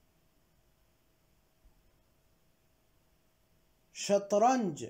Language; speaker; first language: Arabic; non-native, local second language; Kurdish